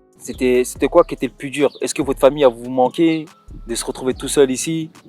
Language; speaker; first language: French; early bilingual, other home language; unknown